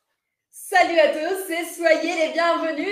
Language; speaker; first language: French; non-native, fluent; Portuguese